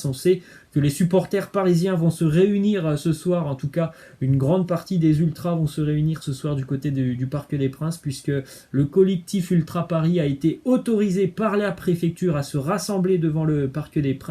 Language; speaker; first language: French; native; French